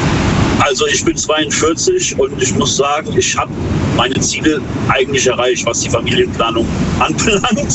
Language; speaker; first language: German; native; German